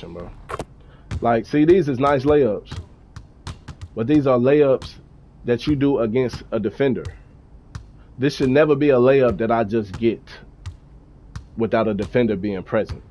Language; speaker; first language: English; native; English